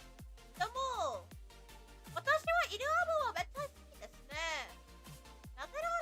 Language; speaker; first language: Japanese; non-native, learner; English